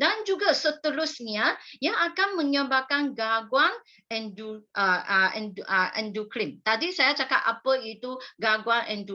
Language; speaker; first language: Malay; non-native, local second language; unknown